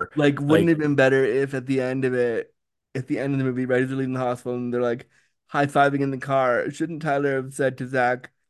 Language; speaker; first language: English; native; English